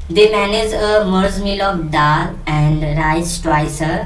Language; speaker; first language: English; non-native, local second language; Hindi